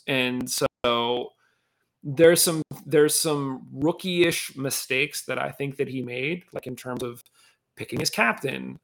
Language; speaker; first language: English; native; English